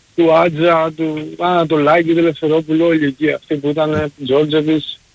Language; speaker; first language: Greek; early bilingual, heritage; Greek